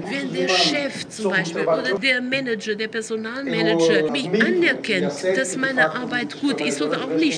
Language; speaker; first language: German; non-native, fluent; Portuguese